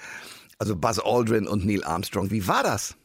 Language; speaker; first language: German; native; German